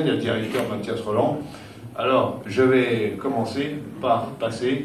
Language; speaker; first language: French; native; French